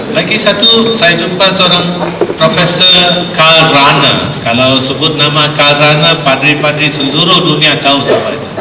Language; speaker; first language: Malay; non-native, local second language; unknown